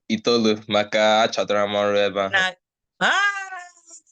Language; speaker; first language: Igbo; early bilingual, heritage; Igbo